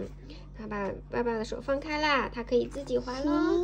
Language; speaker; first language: Chinese; native; Chinese